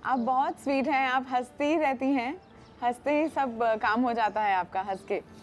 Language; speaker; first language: Hindi; native; Hindi